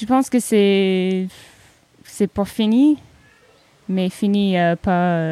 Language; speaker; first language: French; non-native, learner; English